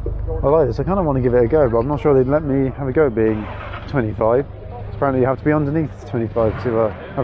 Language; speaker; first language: English; native; English